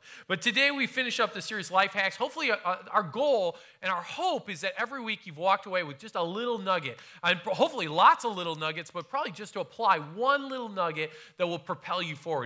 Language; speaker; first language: English; native; English